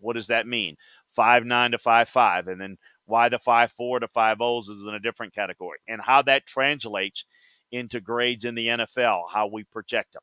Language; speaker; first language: English; native; English